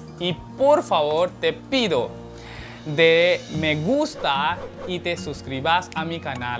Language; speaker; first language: Spanish; non-native, learner; Hindi